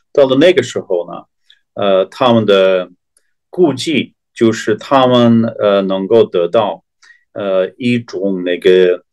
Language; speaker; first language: Chinese; non-native, fluent; English